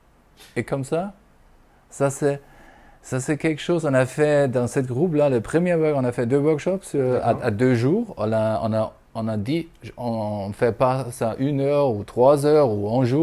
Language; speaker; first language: French; non-native, fluent; German